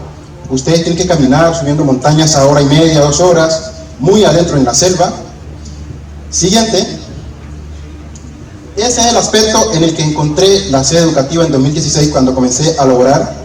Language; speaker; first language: Spanish; native; Spanish